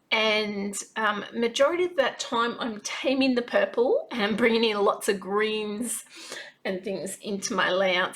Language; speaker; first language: English; native; English